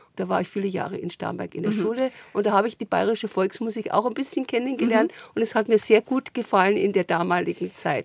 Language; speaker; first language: German; early bilingual, other home language; French